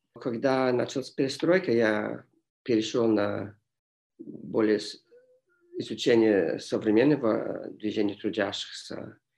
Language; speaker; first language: Russian; non-native, fluent; English